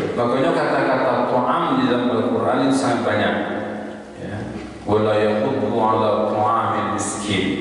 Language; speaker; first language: Malay; non-native, local second language; Minangkabau